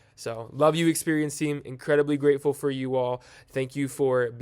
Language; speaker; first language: English; native; English